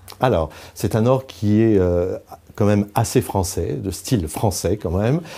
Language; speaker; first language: French; native; French